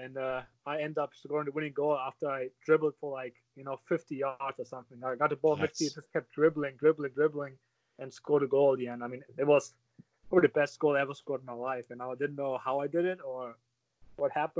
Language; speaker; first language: English; non-native, fluent; German